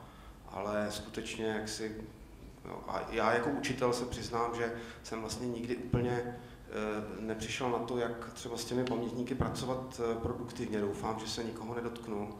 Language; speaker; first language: Czech; native; Czech